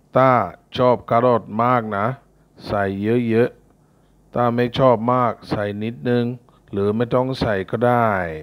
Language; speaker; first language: Thai; non-native, fluent; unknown